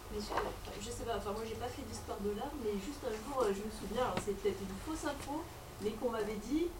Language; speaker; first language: French; native; French